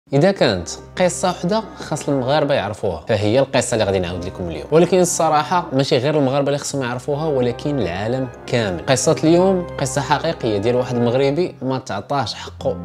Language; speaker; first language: Arabic; native; Arabic